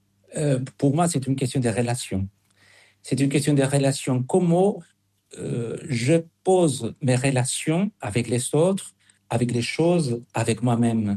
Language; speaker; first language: French; non-native, fluent; Spanish